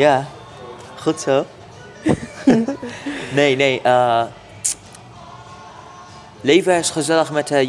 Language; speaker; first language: Dutch; non-native, learner; English